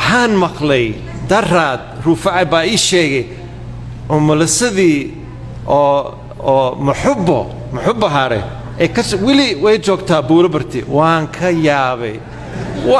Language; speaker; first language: Somali; non-native, fluent; English